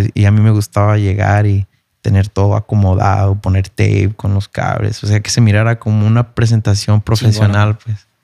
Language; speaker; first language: Spanish; early bilingual, heritage; Spanish